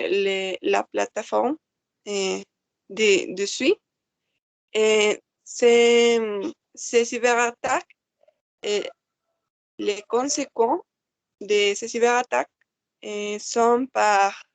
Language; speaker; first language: French; non-native, learner; Spanish